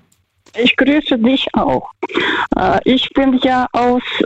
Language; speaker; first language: German; non-native, fluent; Russian